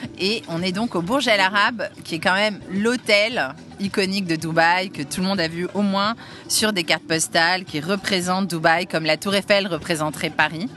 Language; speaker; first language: French; native; French